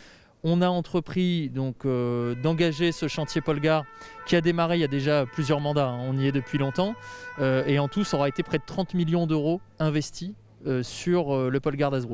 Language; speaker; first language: French; native; French